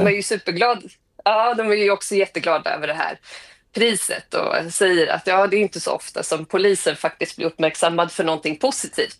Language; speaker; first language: Swedish; native; Swedish